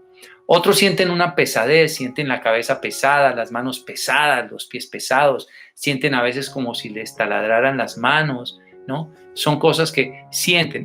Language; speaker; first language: Spanish; native; Spanish